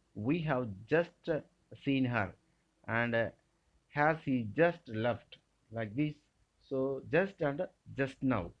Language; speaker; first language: English; non-native, local second language; Telugu